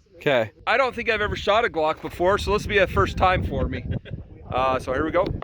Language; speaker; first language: English; native; English